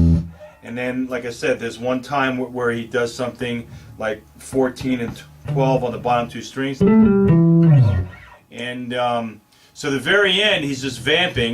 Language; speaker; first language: English; native; English